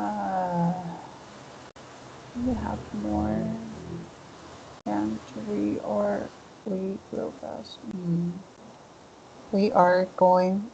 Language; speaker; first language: English; non-native, learner; Chinese